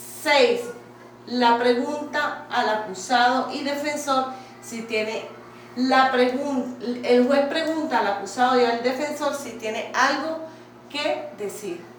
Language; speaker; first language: Spanish; native; Spanish